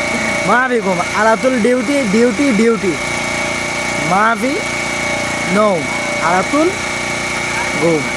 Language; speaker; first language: Arabic; non-native, learner; Bangla